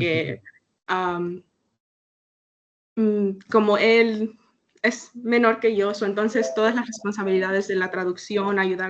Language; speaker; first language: Spanish; early bilingual, heritage; Spanish